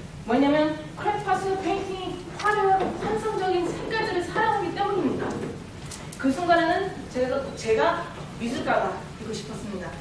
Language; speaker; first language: Korean; early bilingual, heritage; Korean